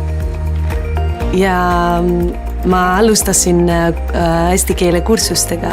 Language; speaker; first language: Estonian; non-native, learner; Greek